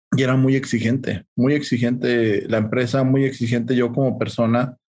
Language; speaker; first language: Spanish; native; Spanish